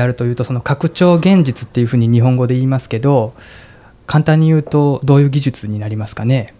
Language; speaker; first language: Japanese; native; Japanese